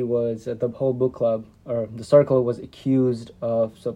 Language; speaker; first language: English; non-native, local second language; Nepali